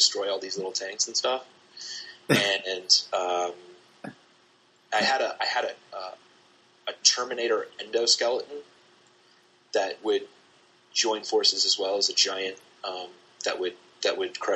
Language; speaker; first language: English; native; English